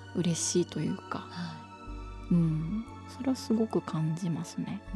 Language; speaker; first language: Japanese; native; Japanese